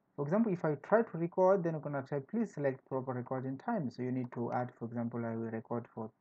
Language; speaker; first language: English; non-native, fluent; Portuguese